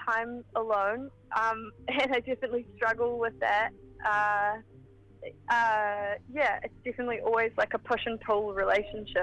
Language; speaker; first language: English; native; English